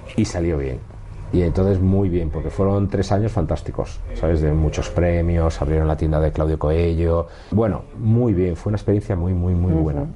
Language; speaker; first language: Spanish; native; Spanish